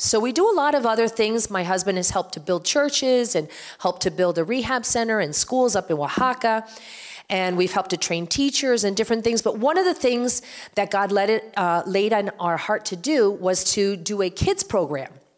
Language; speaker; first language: English; native; English